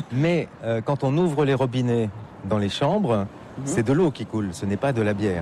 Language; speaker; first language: French; native; French